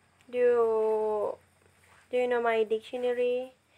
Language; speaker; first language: English; non-native, learner; Indonesian